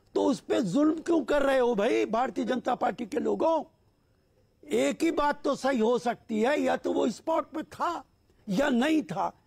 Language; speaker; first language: Hindi; native; Hindi